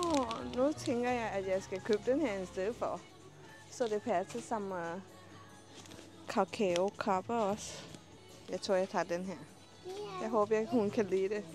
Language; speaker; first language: Danish; non-native, learner; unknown